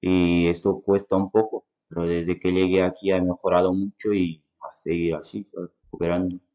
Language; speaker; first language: Spanish; non-native, fluent; Portuguese